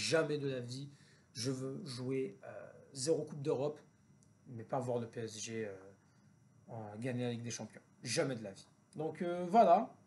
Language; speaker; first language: French; native; French